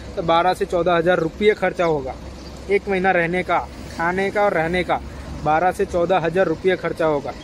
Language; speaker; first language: Hindi; non-native, local second language; Gujarati